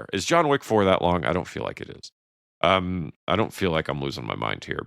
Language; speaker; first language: English; native; English